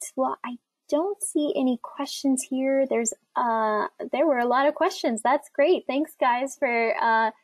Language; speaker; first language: English; native; English